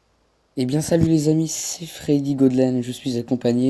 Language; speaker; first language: French; native; French